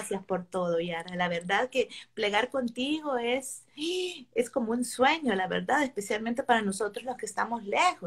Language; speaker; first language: Spanish; native; Spanish